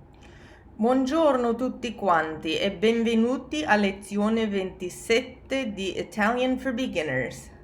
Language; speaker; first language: Italian; non-native, fluent; English